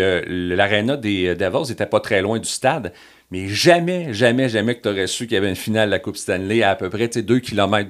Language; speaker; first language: French; native; French